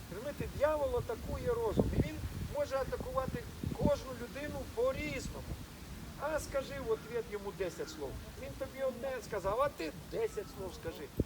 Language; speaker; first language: Ukrainian; native; Ukrainian